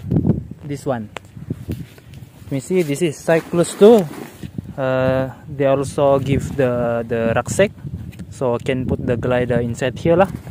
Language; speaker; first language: English; non-native, learner; Malay